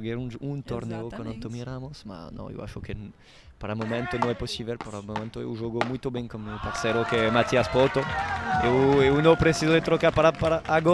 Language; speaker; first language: Portuguese; non-native, learner; Italian